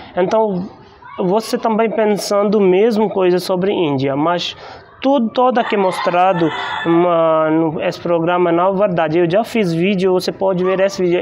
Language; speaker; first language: Portuguese; non-native, learner; Hindi